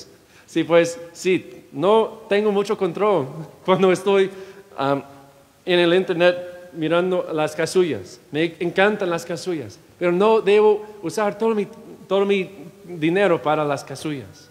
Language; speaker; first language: Spanish; non-native, fluent; English